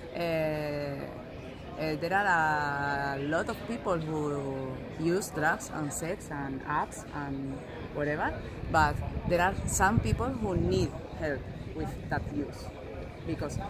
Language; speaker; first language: English; non-native, learner; Spanish